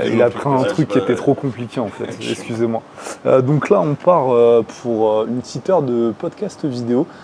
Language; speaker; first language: French; native; French